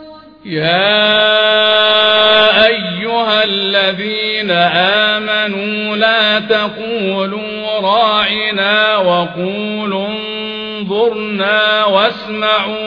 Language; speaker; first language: Arabic; native; Arabic